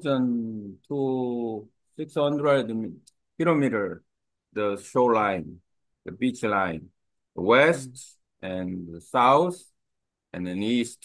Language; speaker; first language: English; non-native, learner; Korean